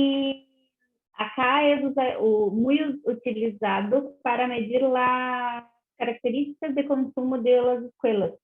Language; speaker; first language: Spanish; non-native, learner; Portuguese